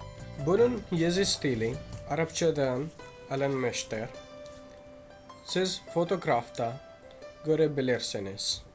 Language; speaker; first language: Turkish; non-native, learner; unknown